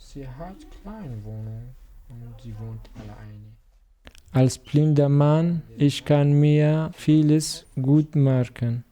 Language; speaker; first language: German; non-native, learner; Arabic